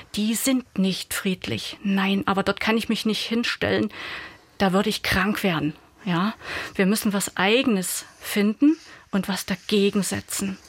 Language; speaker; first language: German; native; German